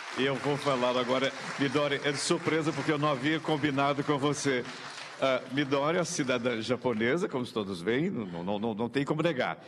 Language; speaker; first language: Portuguese; native; Portuguese